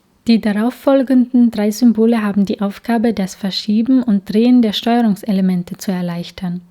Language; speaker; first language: German; native; German